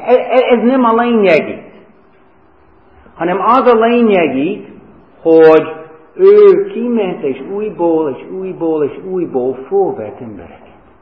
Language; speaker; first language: Hungarian; non-native, fluent; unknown